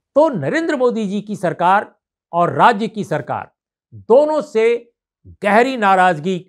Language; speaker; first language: Hindi; native; Hindi